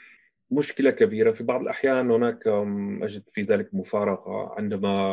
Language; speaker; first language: Arabic; non-native, fluent; German